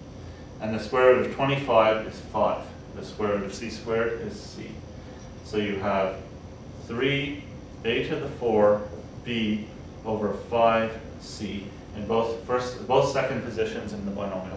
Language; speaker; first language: English; native; English